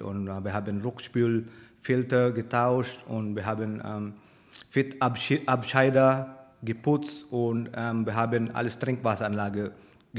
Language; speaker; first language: German; non-native, learner; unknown